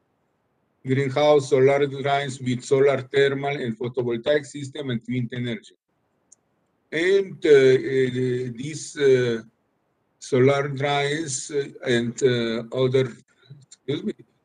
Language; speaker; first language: English; non-native, learner; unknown